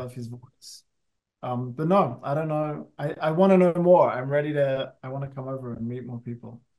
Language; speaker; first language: English; native; English